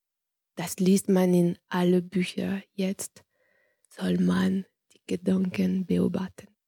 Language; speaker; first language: German; non-native, fluent; French